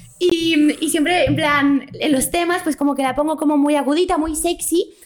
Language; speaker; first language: Spanish; early bilingual, other home language; Polish